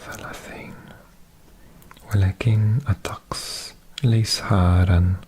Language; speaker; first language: Arabic; non-native, learner; English